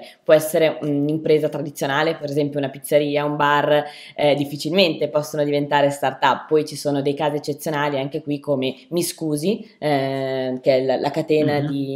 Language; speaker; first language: Italian; native; Italian